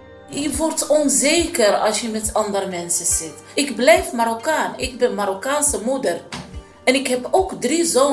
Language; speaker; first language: Dutch; non-native, learner; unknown